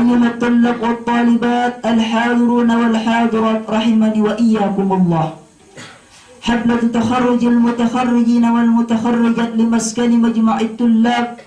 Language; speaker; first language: Arabic; non-native, fluent; Indonesian